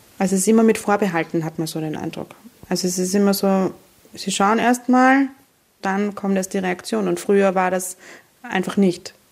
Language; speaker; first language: German; native; German